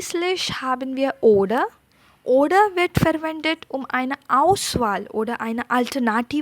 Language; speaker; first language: German; non-native, fluent; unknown